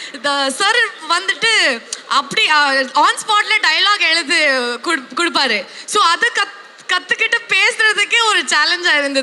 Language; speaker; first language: Tamil; non-native, local second language; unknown